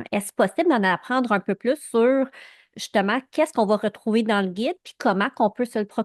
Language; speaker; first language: French; native; French